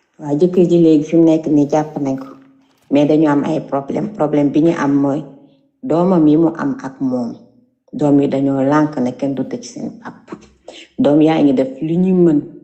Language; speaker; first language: Wolof; native; Wolof